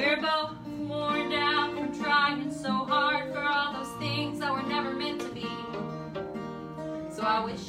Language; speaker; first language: English; native; English